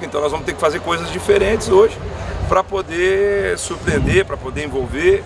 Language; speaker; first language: Portuguese; native; Portuguese